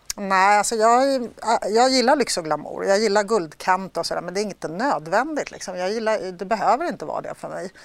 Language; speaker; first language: Swedish; early bilingual, other home language; Polish